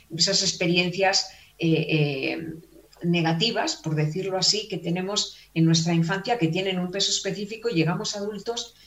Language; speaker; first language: Spanish; native; Spanish